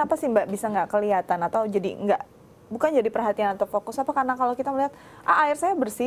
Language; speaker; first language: Indonesian; native; Indonesian